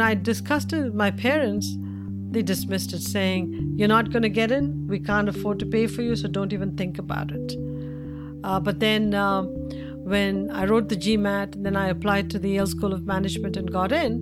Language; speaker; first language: English; non-native, local second language; Tamil